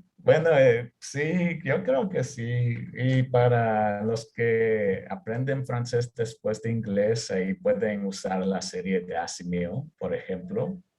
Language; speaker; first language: Spanish; early bilingual, heritage; Spanish